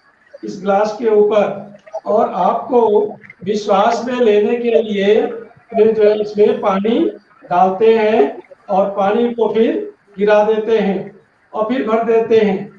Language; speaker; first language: Hindi; native; Hindi